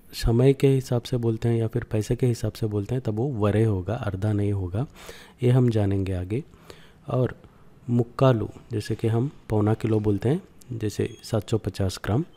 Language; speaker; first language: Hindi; non-native, local second language; Kannada